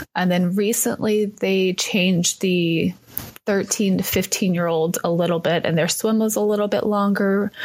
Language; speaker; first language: English; native; English